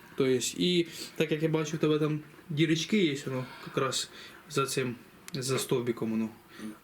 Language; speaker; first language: Ukrainian; native; Ukrainian